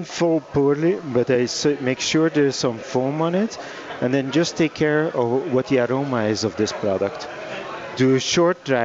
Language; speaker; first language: English; non-native, fluent; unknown